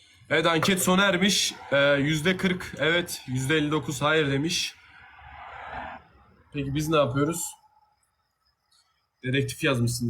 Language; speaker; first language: Turkish; native; Turkish